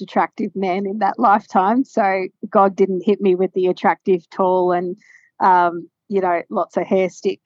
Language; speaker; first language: English; native; English